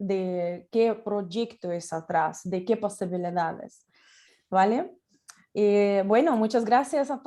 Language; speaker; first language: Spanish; non-native, learner; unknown